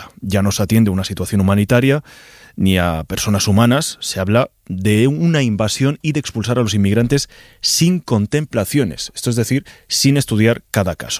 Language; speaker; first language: Spanish; native; Spanish